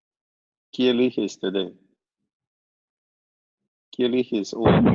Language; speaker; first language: Spanish; non-native, learner; Portuguese